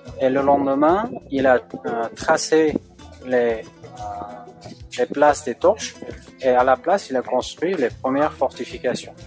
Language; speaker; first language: French; non-native, fluent; Uzbek